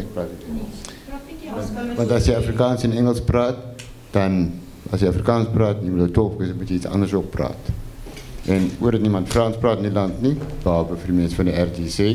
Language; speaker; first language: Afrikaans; non-native, fluent; French